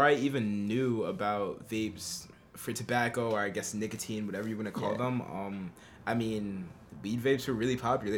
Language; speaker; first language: English; native; English